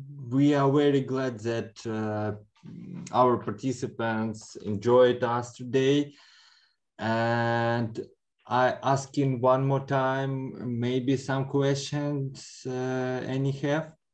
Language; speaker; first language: English; non-native, learner; Ukrainian